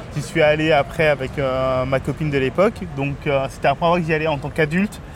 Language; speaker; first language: French; native; French